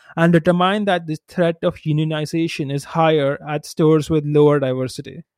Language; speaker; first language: English; non-native, local second language; Hindi